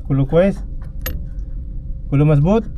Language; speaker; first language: Arabic; non-native, learner; Filipino